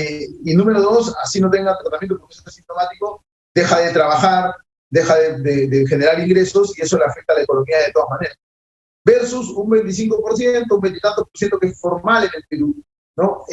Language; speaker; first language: Spanish; native; Spanish